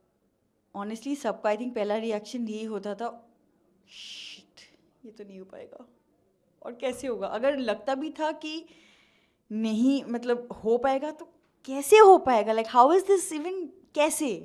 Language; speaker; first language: Hindi; native; Hindi